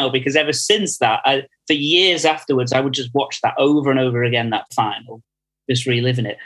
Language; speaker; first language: English; native; English